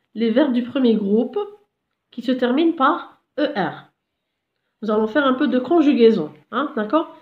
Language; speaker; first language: French; non-native, local second language; Arabic